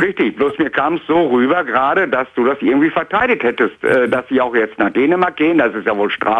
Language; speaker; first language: German; native; German